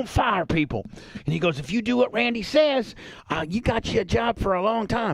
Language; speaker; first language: English; native; English